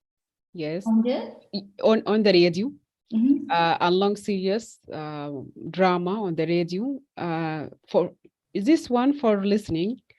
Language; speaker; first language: English; non-native, fluent; Arabic